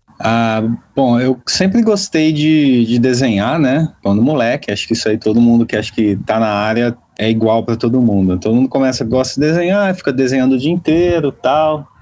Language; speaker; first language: Portuguese; native; Portuguese